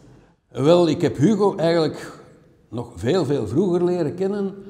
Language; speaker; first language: Dutch; native; Dutch